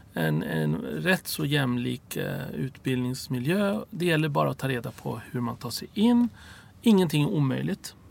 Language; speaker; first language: Swedish; early bilingual, other home language; Arabic